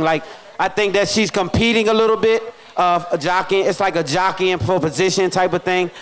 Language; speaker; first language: English; native; English